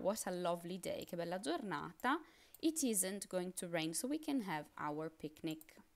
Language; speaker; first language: English; non-native, fluent; Italian